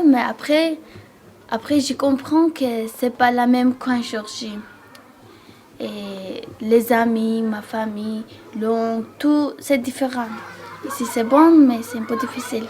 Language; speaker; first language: French; non-native, learner; Georgian